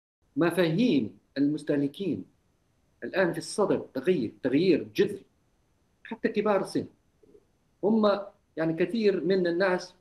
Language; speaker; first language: Arabic; non-native, fluent; Chinese